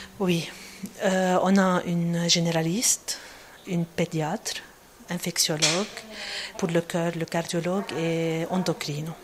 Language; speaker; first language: French; non-native, local second language; Arabic